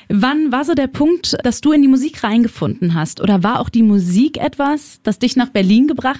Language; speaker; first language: German; native; German